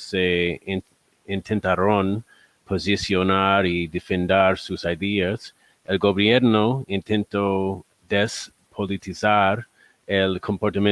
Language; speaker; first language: Spanish; non-native, learner; English